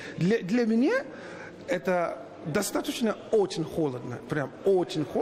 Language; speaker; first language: Russian; non-native, learner; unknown